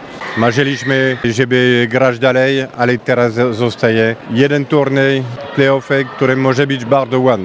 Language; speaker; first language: Polish; non-native, fluent; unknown